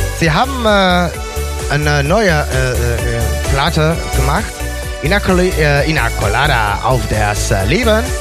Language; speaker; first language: German; non-native, learner; Dutch